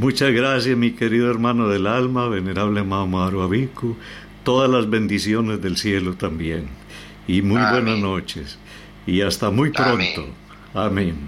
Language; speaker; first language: Spanish; native; Spanish